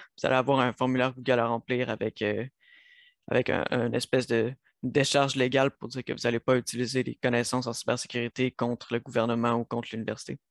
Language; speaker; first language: French; native; French